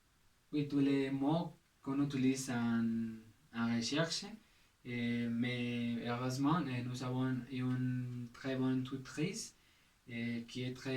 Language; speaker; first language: French; non-native, learner; Spanish